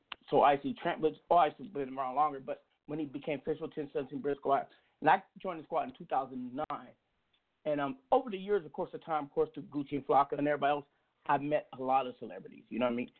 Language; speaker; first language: English; native; English